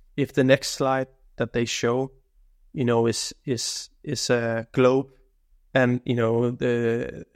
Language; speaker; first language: English; non-native, fluent; Danish